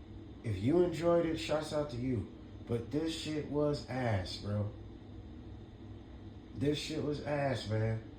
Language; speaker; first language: English; native; English